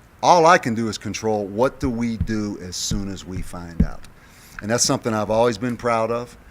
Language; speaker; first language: English; native; English